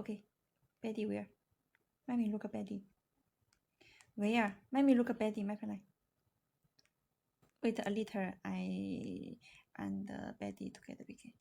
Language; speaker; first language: English; non-native, learner; Chinese